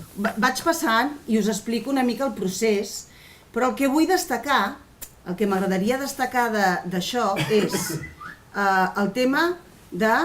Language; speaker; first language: Catalan; non-native, local second language; Spanish